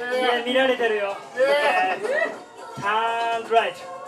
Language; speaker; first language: Japanese; native; Japanese